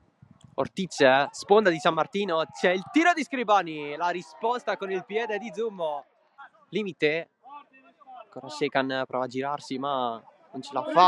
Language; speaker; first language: Italian; native; Italian